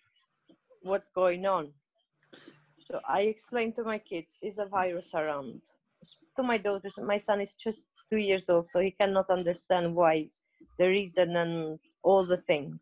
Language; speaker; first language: English; non-native, learner; Albanian